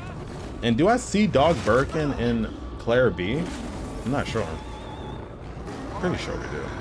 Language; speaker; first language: English; native; English